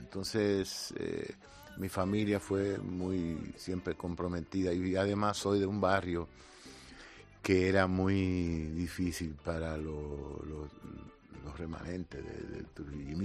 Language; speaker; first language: Spanish; native; Spanish